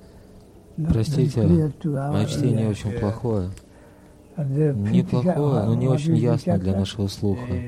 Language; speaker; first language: Russian; native; Russian